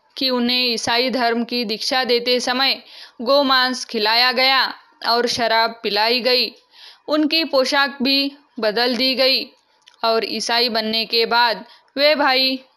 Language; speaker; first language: Hindi; non-native, local second language; Marathi